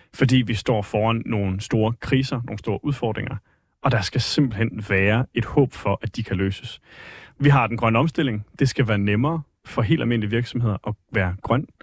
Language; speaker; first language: Danish; native; Danish